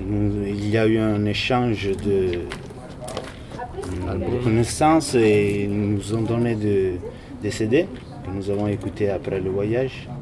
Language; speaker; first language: French; non-native, fluent; Italian